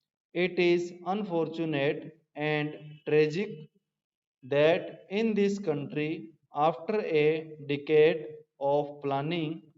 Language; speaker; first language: English; non-native, local second language; Hindi